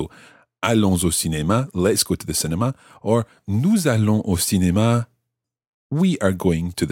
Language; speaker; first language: French; non-native, fluent; English